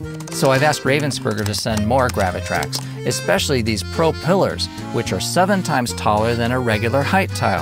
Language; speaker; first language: English; native; English